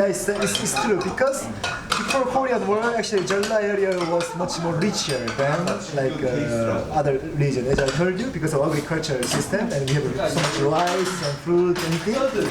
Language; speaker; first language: English; non-native, fluent; Korean